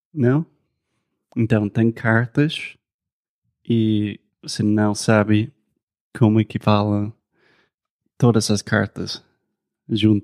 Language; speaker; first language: Portuguese; non-native, fluent; English